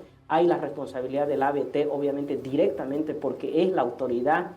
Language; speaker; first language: Spanish; native; Spanish